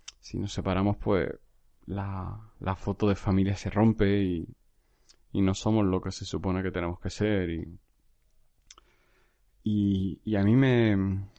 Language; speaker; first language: Spanish; native; Spanish